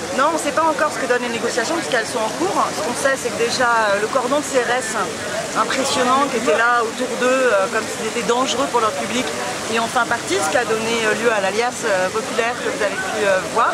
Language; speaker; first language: French; native; French